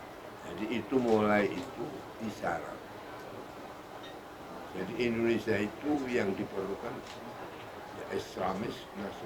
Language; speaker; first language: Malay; non-native, local second language; Javanese